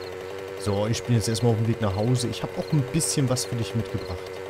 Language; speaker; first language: German; native; German